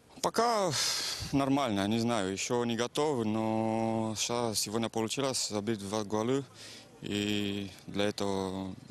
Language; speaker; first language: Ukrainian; non-native, learner; Romanian